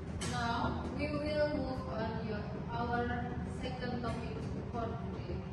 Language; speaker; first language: English; non-native, learner; Indonesian